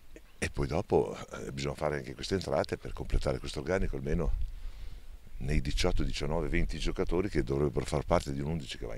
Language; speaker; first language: Italian; native; Italian